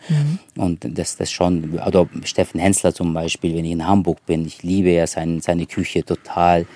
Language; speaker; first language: German; early bilingual, other home language; Turkish